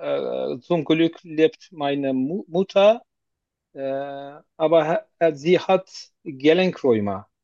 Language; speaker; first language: German; non-native, learner; Turkish